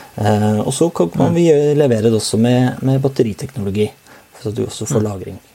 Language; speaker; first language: Norwegian; native; Norwegian